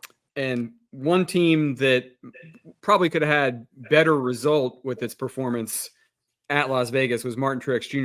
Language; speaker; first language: English; native; English